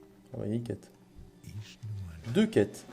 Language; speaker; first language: French; native; French